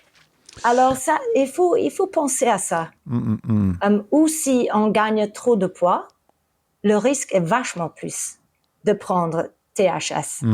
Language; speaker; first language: French; early bilingual, heritage; English